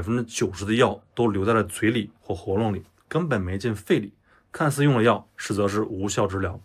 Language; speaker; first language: Chinese; native; Chinese